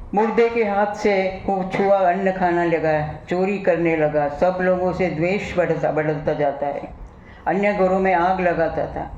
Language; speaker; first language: Hindi; non-native, local second language; Gujarati